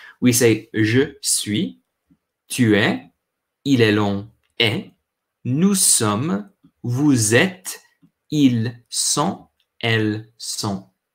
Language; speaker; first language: French; non-native, learner; English